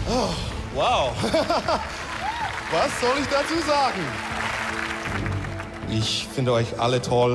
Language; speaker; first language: German; non-native, fluent; English